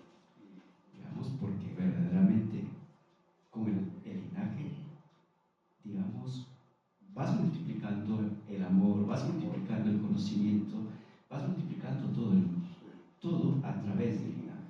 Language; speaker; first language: Spanish; native; Spanish